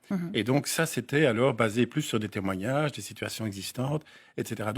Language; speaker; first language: French; native; French